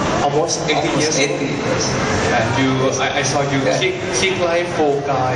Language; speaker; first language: English; non-native, learner; Thai